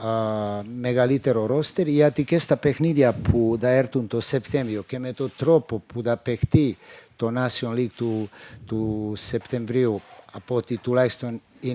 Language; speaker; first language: Greek; non-native, fluent; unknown